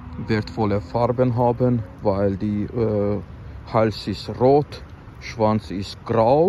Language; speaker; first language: German; non-native, fluent; Azerbaijani